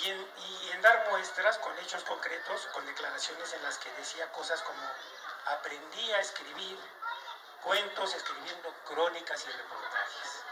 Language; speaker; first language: Spanish; native; Spanish